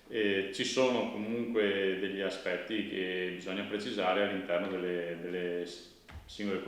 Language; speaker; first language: Italian; native; Italian